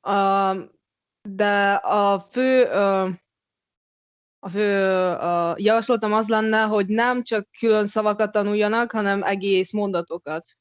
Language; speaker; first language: Hungarian; non-native, local second language; Russian